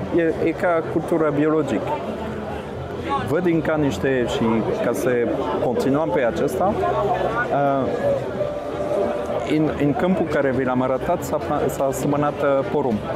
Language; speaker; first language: Romanian; non-native, fluent; French